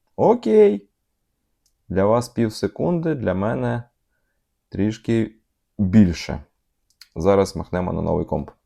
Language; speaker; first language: Ukrainian; non-native, local second language; Russian